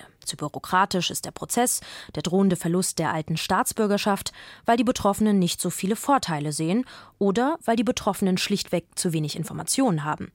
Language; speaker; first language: German; native; German